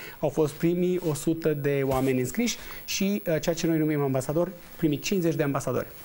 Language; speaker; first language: Romanian; native; Romanian